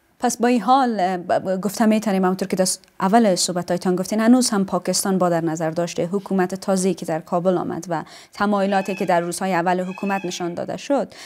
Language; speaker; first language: Persian; native; Persian